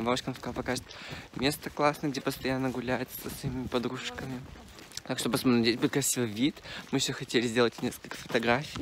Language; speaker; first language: Russian; native; Russian